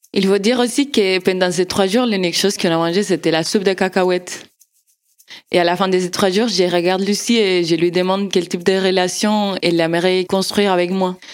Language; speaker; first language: French; non-native, fluent; Spanish